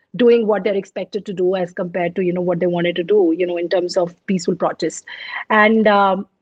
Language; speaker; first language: English; non-native, local second language; Punjabi